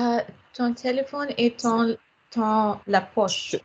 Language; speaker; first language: French; non-native, learner; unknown